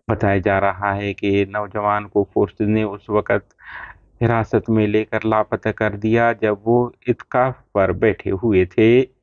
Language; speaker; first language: Urdu; non-native, local second language; Baluchi